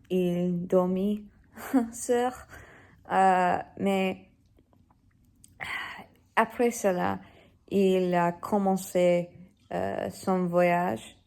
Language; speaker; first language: French; non-native, learner; English